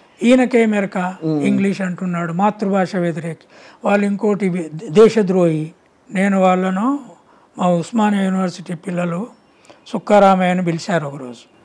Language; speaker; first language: Telugu; native; Telugu